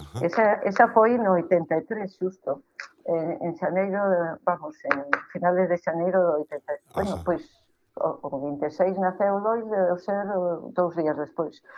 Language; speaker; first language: Galician; non-native, local second language; Spanish